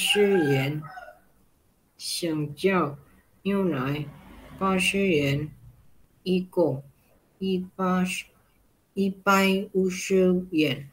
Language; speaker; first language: Chinese; non-native, learner; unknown